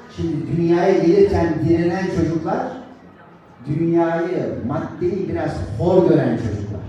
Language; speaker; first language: Turkish; native; Turkish